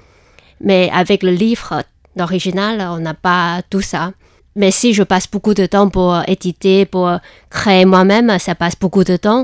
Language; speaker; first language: French; non-native, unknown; Chinese